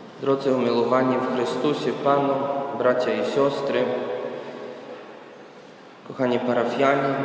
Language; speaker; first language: Polish; non-native, fluent; Ukrainian